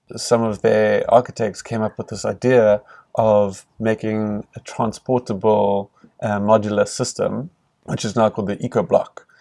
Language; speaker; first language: English; native; English